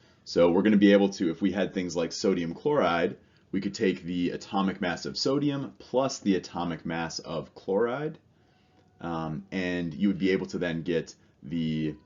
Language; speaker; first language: English; native; English